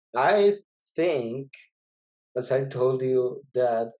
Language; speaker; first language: English; non-native, fluent; Spanish